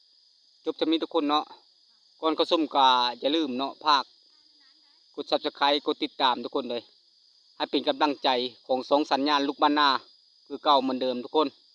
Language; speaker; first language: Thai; non-native, local second language; Lao